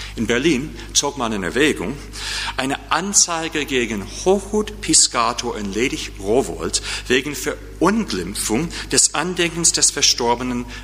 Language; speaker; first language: German; non-native, fluent; English